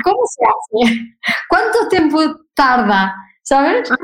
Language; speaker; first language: Spanish; non-native, fluent; Portuguese